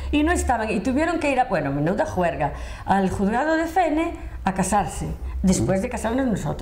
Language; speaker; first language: Spanish; non-native, local second language; Galician